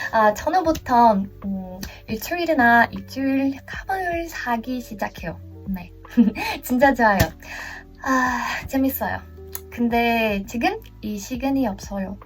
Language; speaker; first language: Korean; non-native, learner; Portuguese